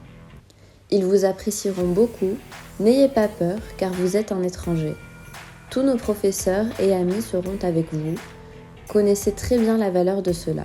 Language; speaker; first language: French; non-native, fluent; Azerbaijani